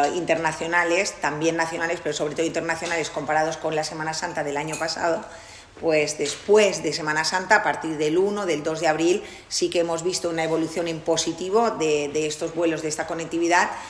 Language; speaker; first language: Spanish; non-native, local second language; Catalan